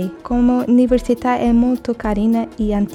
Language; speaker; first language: Italian; non-native, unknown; Portuguese